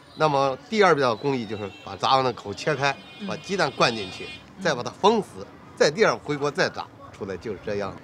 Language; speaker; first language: Chinese; native; Chinese